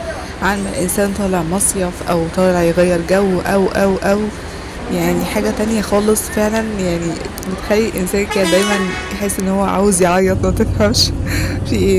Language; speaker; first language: Arabic; native; Arabic